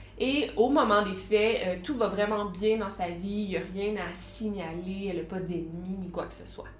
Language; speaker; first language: French; native; French